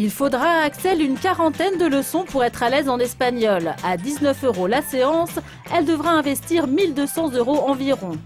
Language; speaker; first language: French; native; French